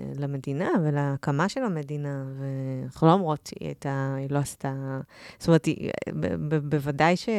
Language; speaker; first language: Hebrew; native; Hebrew